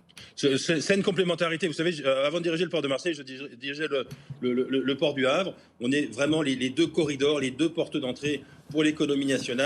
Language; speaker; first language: French; native; French